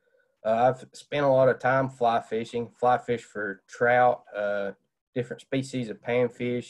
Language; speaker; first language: English; native; English